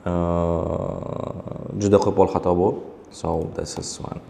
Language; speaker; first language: English; non-native, fluent; Uzbek